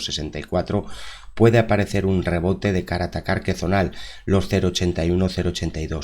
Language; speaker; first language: Spanish; native; Spanish